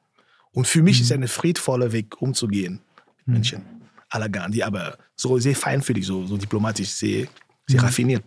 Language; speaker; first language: German; non-native, fluent; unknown